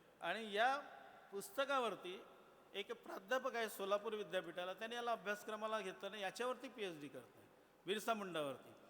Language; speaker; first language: Marathi; non-native, local second language; Gondi